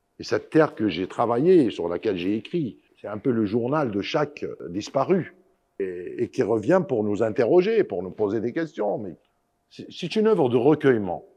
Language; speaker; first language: French; non-native, local second language; Arabic